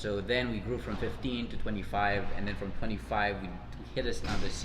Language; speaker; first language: English; non-native, local second language; Cebuano